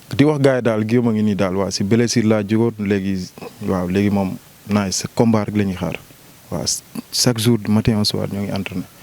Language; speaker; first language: Wolof; non-native, local second language; Jola-Fonyi